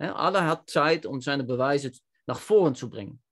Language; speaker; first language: German; non-native, learner; Dutch